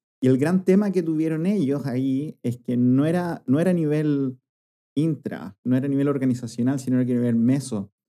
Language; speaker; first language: Spanish; native; Spanish